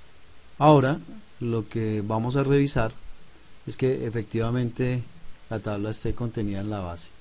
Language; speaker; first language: Spanish; native; Spanish